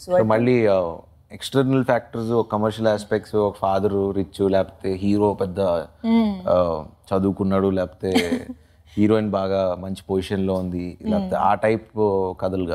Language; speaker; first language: Telugu; native; Telugu